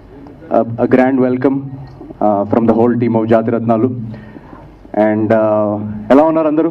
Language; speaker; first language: Telugu; native; Telugu